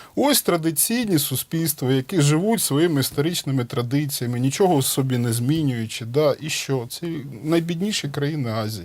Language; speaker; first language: Ukrainian; non-native, local second language; Russian